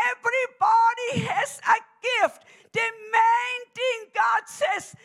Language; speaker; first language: English; non-native, fluent; German